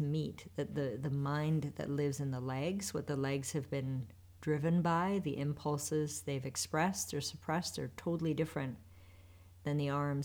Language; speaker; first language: English; native; English